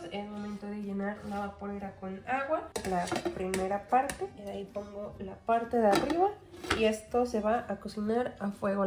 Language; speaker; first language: Spanish; native; Spanish